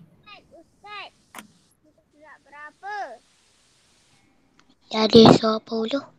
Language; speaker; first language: Malay; native; Malay